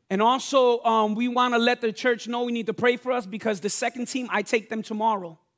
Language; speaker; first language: English; native; English